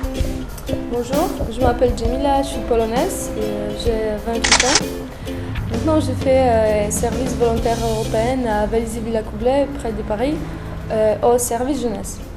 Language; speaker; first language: French; non-native, fluent; Polish